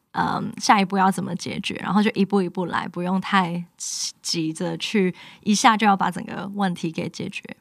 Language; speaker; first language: Chinese; non-native, local second language; Cantonese